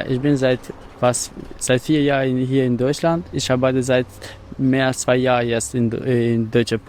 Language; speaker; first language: German; non-native, learner; Albanian